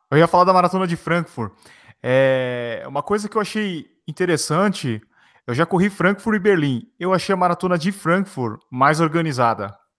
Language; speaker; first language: Portuguese; native; Portuguese